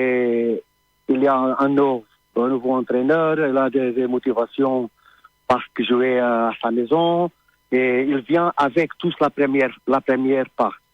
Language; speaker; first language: French; non-native, learner; Portuguese